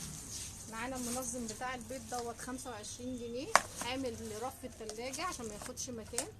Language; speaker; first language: Arabic; native; Arabic